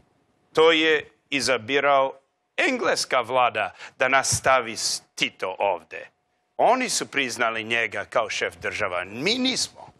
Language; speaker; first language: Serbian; non-native, learner; English